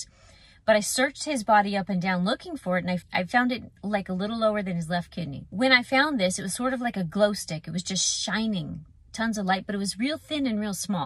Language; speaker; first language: English; native; English